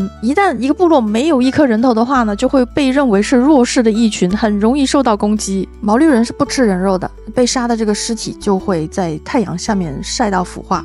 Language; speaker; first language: Chinese; native; Chinese